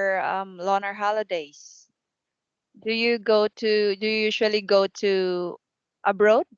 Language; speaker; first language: English; non-native, fluent; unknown